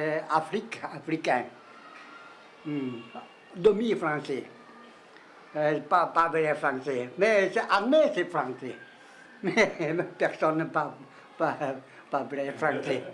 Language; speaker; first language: French; non-native, learner; Chinese